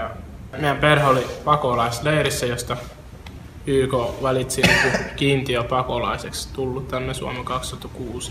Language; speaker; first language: Finnish; early bilingual, other home language; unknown